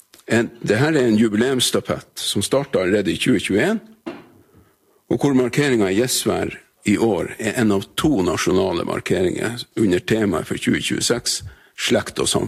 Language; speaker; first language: Norwegian; native; Norwegian